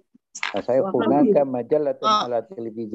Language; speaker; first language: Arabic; non-native, learner; Indonesian